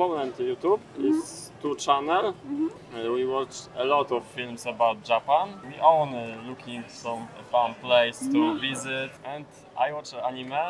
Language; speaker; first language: English; non-native, learner; Polish